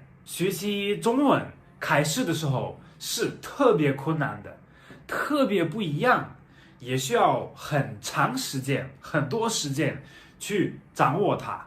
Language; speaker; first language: Chinese; non-native, fluent; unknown